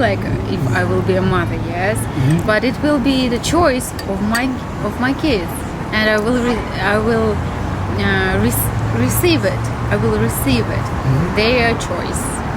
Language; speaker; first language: English; non-native, learner; Russian